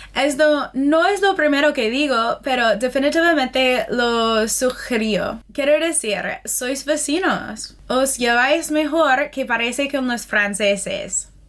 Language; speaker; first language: Spanish; non-native, fluent; English